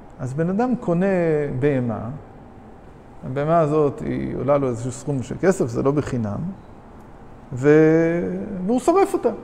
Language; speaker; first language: Hebrew; non-native, fluent; English